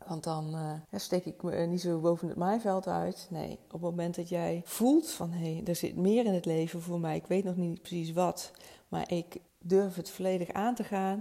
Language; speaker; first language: Dutch; native; Dutch